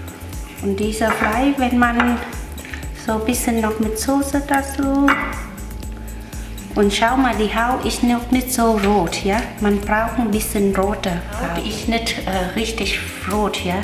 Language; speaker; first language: German; non-native, learner; Vietnamese